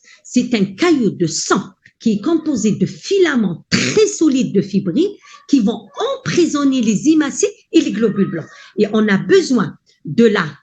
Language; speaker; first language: French; non-native, local second language; Arabic